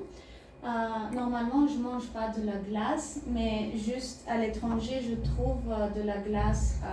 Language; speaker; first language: French; non-native, learner; Bulgarian